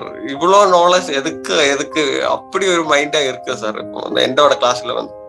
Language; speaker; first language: Tamil; non-native, learner; Malayalam